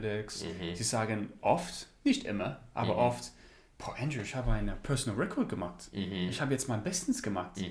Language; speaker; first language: German; non-native, learner; English